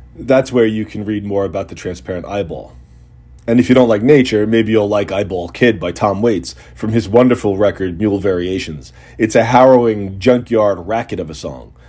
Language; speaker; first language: English; native; English